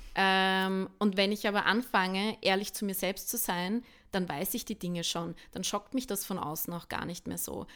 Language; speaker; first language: German; early bilingual, other home language; Bosnian